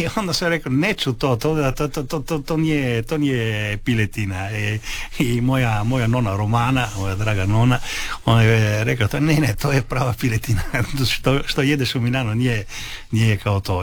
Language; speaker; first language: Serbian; early bilingual, heritage; Italian